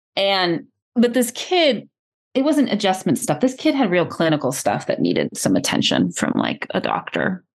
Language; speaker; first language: English; early bilingual, other home language; Spanish